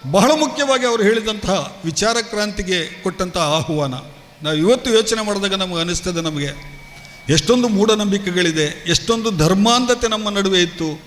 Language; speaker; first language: Kannada; non-native, local second language; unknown